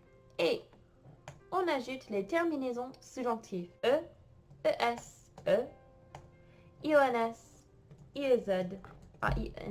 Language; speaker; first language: French; non-native, fluent; English